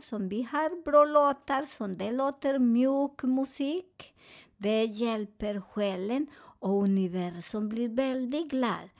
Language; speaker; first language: Swedish; non-native, fluent; Spanish